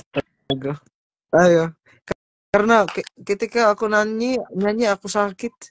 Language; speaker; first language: Indonesian; non-native, learner; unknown